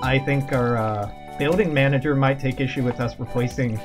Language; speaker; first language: English; native; English